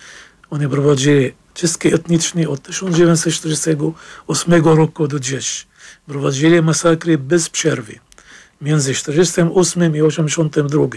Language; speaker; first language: Polish; non-native, fluent; Arabic